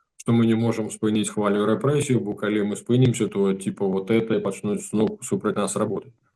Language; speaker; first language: Belarusian; non-native, local second language; Russian